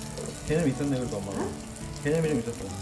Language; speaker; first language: Korean; native; Korean